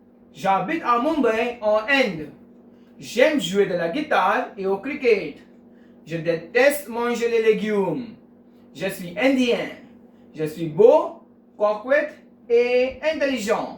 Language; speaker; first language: French; non-native, fluent; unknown